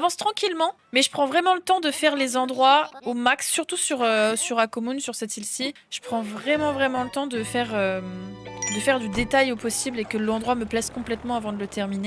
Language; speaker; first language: French; native; French